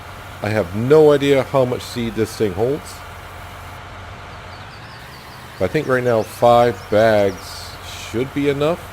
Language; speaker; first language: English; native; English